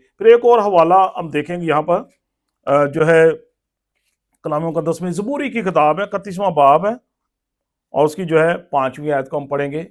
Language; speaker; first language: Urdu; non-native, local second language; Punjabi